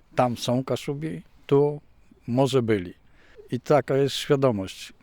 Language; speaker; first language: Polish; native; Polish